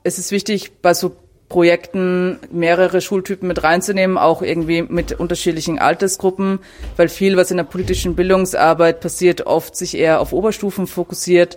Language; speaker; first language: German; native; German